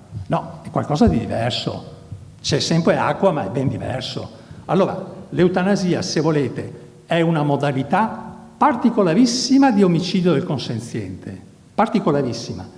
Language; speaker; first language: Italian; native; Italian